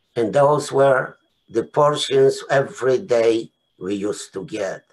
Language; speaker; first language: English; non-native, fluent; Polish